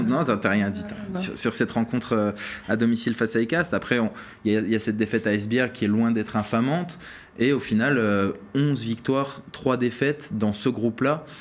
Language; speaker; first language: French; native; French